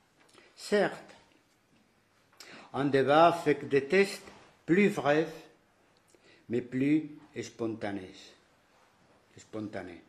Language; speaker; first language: French; non-native, fluent; Spanish